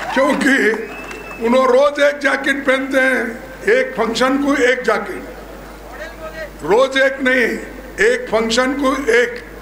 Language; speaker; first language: Hindi; non-native, local second language; Kannada